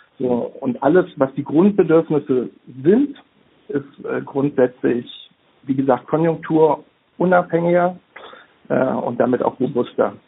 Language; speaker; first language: German; native; German